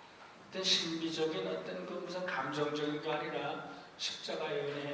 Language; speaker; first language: Korean; native; Korean